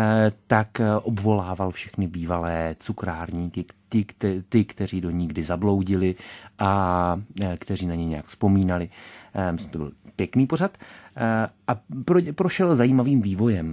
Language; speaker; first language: Czech; native; Czech